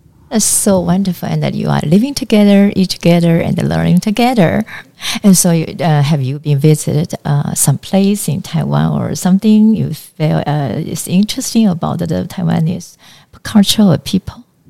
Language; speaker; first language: English; non-native, learner; Chinese